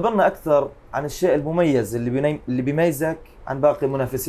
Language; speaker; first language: Arabic; native; Arabic